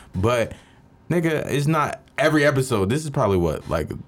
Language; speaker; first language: English; native; English